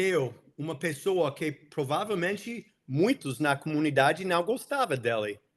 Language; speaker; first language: Portuguese; non-native, fluent; English